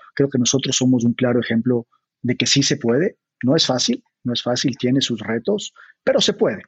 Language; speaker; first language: Spanish; native; Spanish